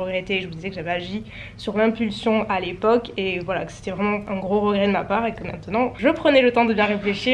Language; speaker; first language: French; native; French